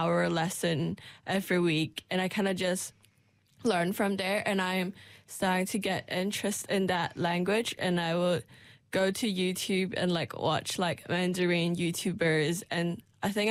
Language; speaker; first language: English; non-native, local second language; Cantonese